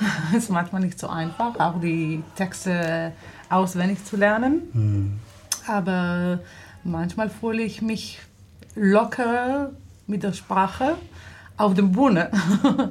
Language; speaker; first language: German; non-native, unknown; Hebrew